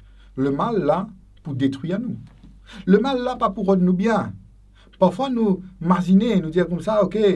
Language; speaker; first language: French; non-native, local second language; Haitian Creole